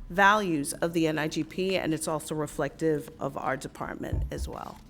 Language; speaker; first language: English; native; English